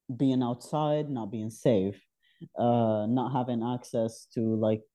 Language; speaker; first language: English; non-native, fluent; Arabic